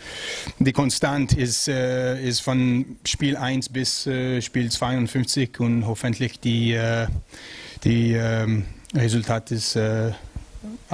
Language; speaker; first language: German; non-native, learner; French